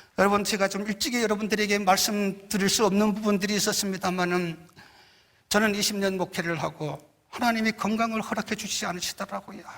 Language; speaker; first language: Korean; native; Korean